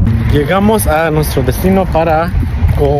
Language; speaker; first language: Spanish; early bilingual, heritage; Spanish